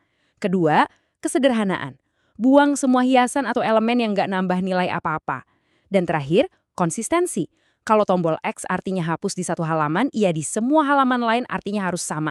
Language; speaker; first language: Indonesian; native; Indonesian